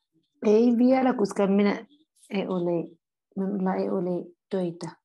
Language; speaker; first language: Finnish; non-native, learner; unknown